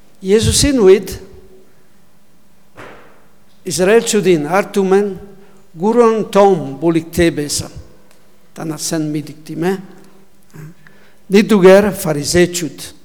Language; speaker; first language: Mongolian; non-native, learner; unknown